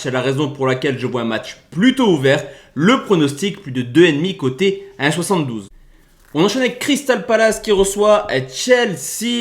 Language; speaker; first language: French; native; French